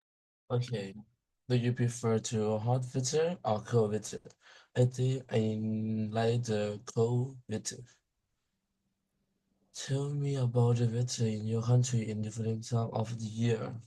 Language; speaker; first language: English; non-native, learner; Thai